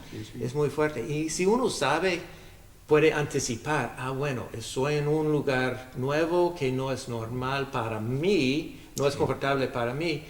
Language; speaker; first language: Spanish; non-native, learner; English